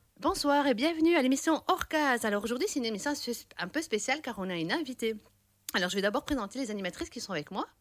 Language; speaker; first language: French; native; French